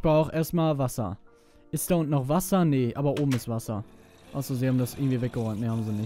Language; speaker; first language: German; native; German